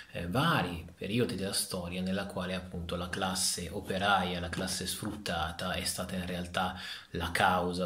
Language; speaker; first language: Italian; native; Italian